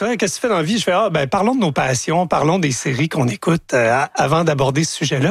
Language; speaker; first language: French; native; French